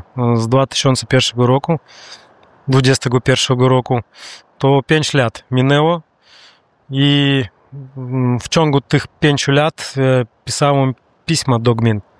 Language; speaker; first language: Polish; non-native, learner; Russian